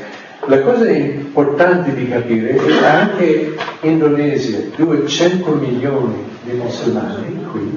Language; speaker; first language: Italian; non-native, fluent; English